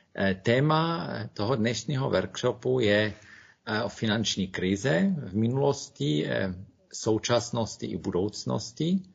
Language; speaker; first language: Czech; non-native, fluent; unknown